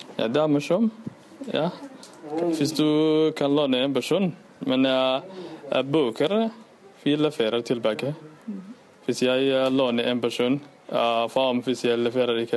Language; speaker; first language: Norwegian; non-native, learner; Somali